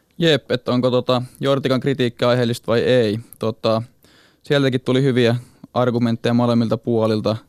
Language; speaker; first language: Finnish; native; Finnish